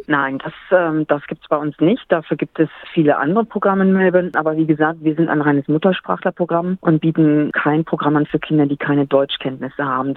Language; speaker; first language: German; native; German